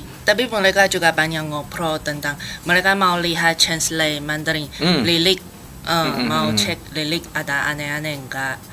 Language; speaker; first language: Indonesian; non-native, learner; Chinese